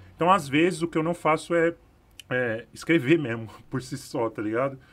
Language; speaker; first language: Portuguese; native; Portuguese